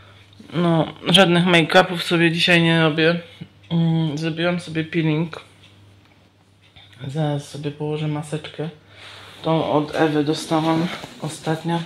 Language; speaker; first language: Polish; native; Polish